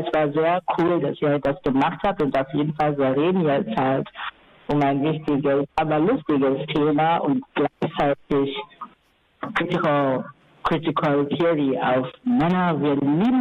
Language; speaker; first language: German; non-native, fluent; Swahili